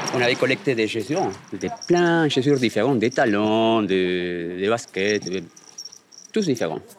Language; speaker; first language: French; non-native, fluent; Spanish